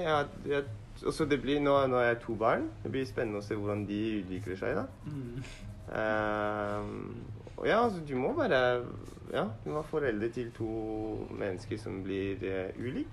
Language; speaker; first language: Norwegian; non-native, learner; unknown